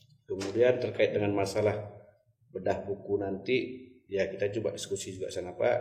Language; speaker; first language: Indonesian; native; Indonesian